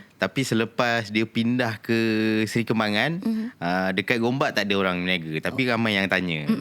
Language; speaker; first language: Malay; native; Malay